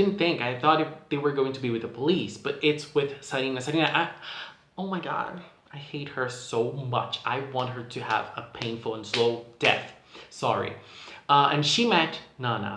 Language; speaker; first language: English; non-native, fluent; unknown